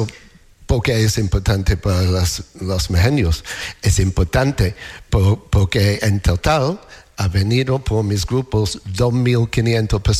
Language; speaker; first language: Spanish; non-native, learner; English